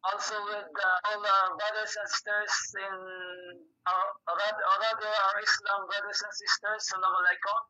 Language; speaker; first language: English; non-native, local second language; Hiligaynon